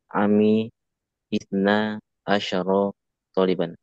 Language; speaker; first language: Arabic; non-native, learner; Indonesian